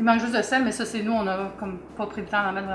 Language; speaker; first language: French; native; French